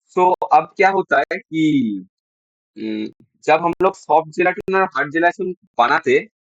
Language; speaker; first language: Hindi; non-native, local second language; Bangla